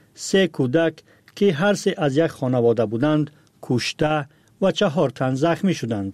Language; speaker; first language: Persian; native; Persian